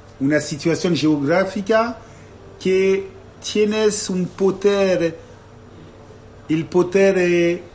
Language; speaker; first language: Spanish; non-native, learner; Italian